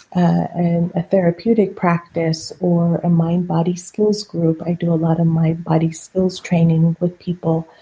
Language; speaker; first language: English; non-native, fluent; Persian